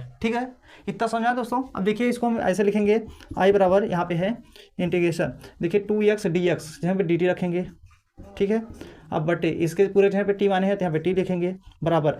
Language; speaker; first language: Hindi; native; Hindi